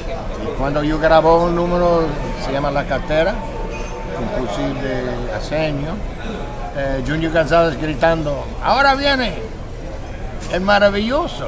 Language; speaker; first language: Spanish; non-native, learner; English